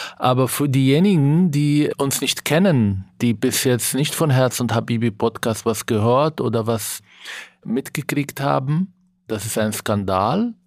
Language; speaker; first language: German; non-native, fluent; Arabic